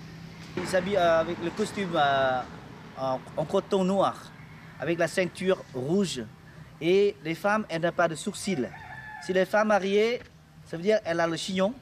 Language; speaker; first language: French; non-native, learner; Lao